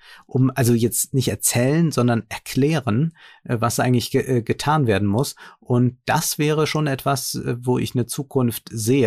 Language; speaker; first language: German; native; German